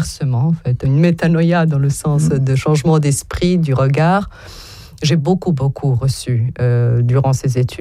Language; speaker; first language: French; non-native, fluent; Serbian